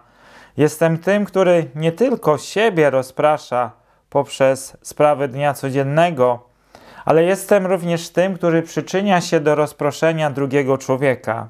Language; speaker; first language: Polish; native; Polish